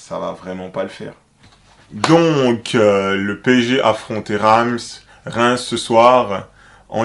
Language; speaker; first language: French; native; French